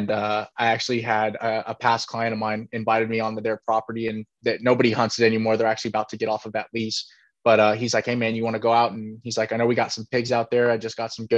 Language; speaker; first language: English; native; English